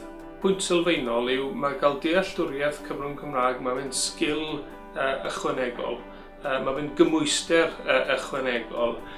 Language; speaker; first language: Welsh; native; Welsh